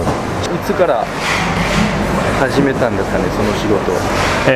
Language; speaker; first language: Japanese; non-native, learner; French